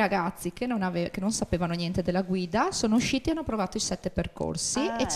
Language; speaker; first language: Italian; native; Italian